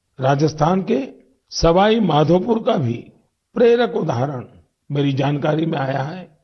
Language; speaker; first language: Hindi; non-native, local second language; Gujarati